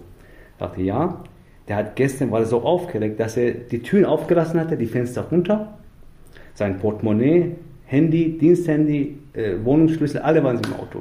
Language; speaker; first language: German; non-native, fluent; Persian